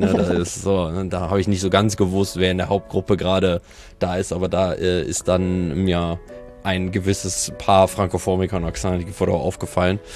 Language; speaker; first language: German; native; German